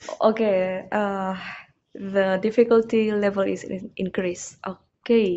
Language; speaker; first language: English; non-native, learner; Indonesian